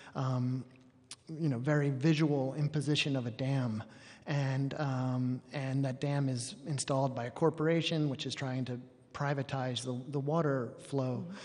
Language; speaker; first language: English; native; English